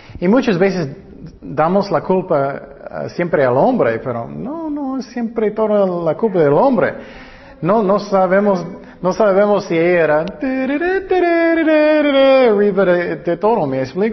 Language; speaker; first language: Spanish; non-native, learner; English